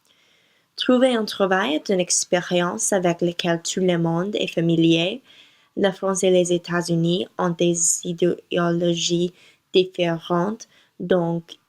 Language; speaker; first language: French; non-native, learner; English